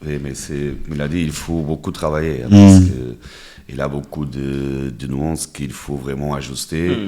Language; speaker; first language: French; non-native, fluent; Portuguese